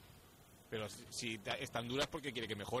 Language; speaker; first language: Spanish; native; Spanish